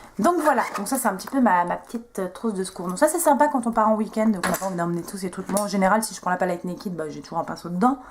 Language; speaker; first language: French; native; French